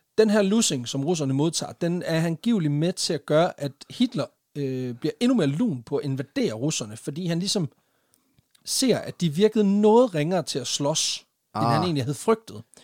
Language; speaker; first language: Danish; native; Danish